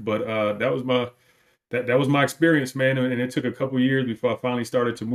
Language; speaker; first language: English; native; English